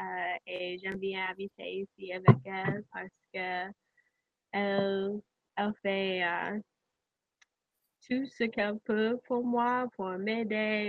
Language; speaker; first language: French; non-native, learner; English